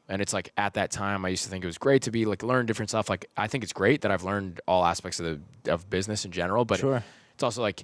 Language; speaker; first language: English; early bilingual, heritage; Persian